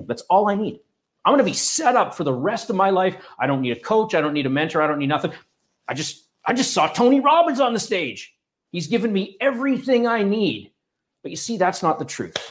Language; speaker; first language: English; native; English